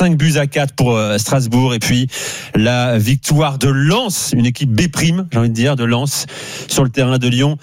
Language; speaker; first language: French; native; French